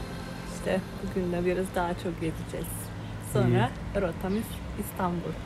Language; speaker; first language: Turkish; non-native, fluent; Slovenian